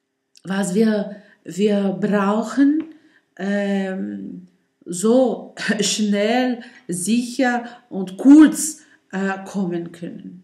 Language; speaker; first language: German; non-native, learner; Portuguese